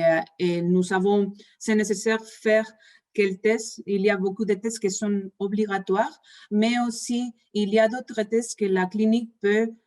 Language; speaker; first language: French; non-native, fluent; Spanish